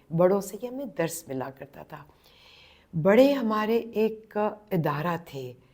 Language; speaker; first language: Urdu; native; Urdu